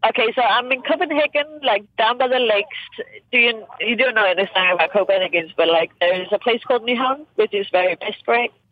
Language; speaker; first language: English; non-native, fluent; Danish